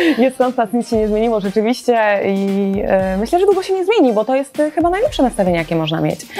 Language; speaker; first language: Polish; native; Polish